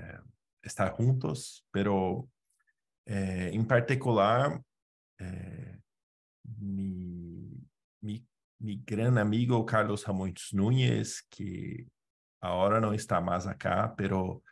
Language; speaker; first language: Spanish; non-native, fluent; Portuguese